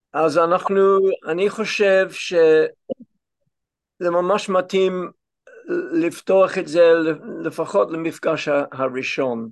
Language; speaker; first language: Hebrew; non-native, fluent; English